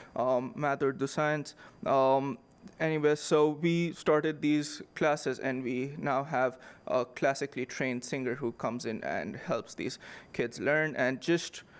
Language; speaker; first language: English; non-native, local second language; Urdu